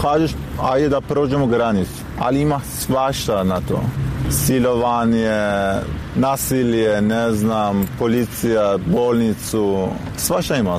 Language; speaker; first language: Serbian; non-native, learner; Persian